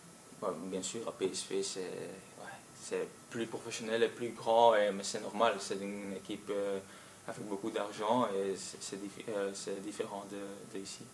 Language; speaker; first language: French; non-native, local second language; Dutch